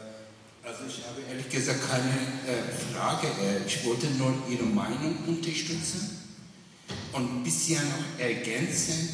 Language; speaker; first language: German; non-native, learner; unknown